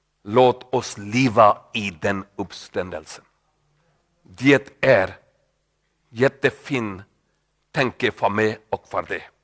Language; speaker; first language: Swedish; non-native, learner; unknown